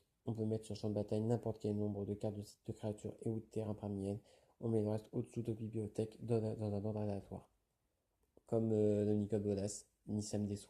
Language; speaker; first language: French; native; French